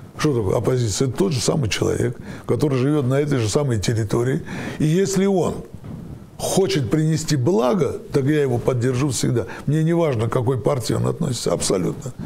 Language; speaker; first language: Russian; non-native, local second language; Armenian